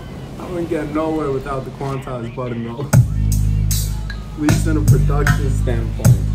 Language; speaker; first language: English; native; English